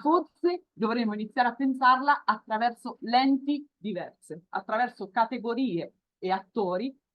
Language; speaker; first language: Italian; native; Italian